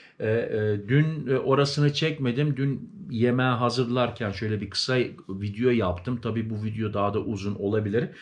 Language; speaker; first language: Turkish; early bilingual, heritage; Turkish